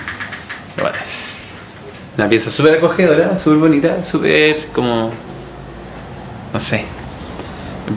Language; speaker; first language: Spanish; native; Spanish